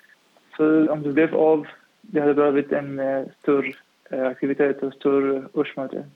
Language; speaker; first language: Swedish; non-native, fluent; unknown